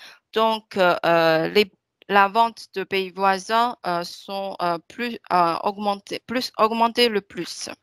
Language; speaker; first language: French; non-native, fluent; Chinese